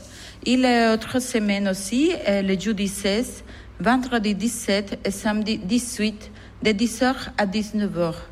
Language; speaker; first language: French; non-native, fluent; Spanish